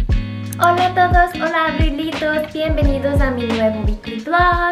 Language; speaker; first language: Spanish; non-native, fluent; Korean